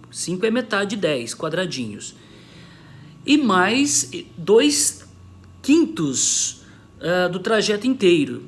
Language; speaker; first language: Portuguese; native; Portuguese